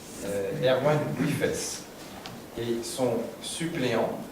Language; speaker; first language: French; native; French